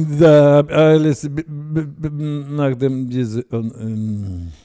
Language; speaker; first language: German; non-native, learner; Russian